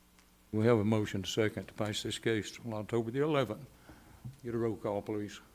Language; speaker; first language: English; native; English